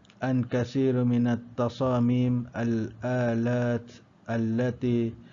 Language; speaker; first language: Arabic; non-native, learner; Malay